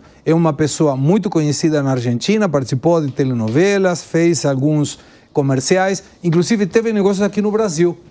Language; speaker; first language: Portuguese; non-native, fluent; Spanish